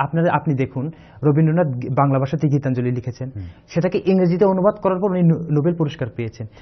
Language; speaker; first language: Bangla; non-native, local second language; Kok Borok